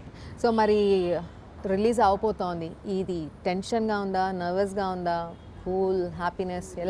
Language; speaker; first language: Telugu; native; Telugu